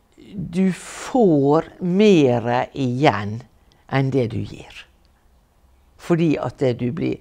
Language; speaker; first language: Norwegian; native; Norwegian